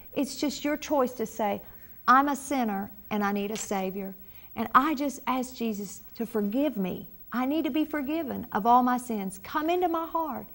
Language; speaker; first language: English; native; English